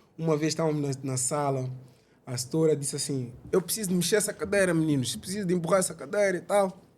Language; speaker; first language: Portuguese; early bilingual, other home language; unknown